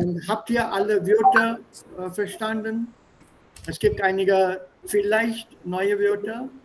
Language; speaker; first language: German; non-native, fluent; Hindi